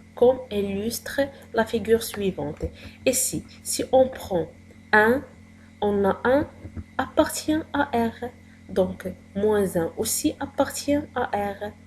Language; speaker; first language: French; non-native, local second language; Arabic